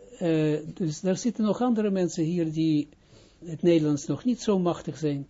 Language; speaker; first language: Dutch; non-native, fluent; Hebrew